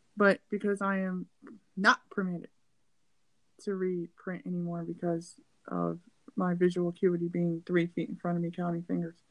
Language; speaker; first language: English; native; English